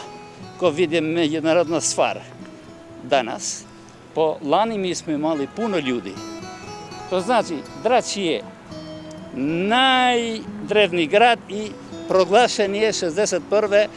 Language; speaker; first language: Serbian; non-native, learner; Albanian